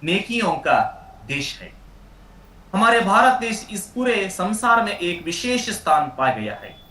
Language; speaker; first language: Hindi; non-native, local second language; Kannada